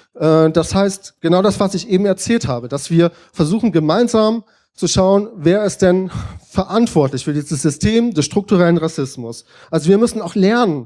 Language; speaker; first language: German; native; German